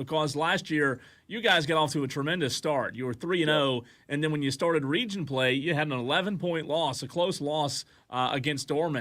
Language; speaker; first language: English; native; English